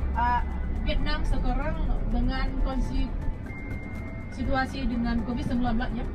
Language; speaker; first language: Indonesian; non-native, fluent; Vietnamese